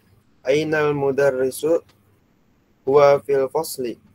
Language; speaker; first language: Arabic; non-native, learner; Indonesian